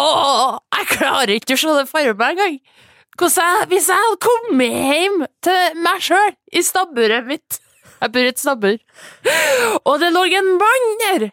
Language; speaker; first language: Norwegian; native; Norwegian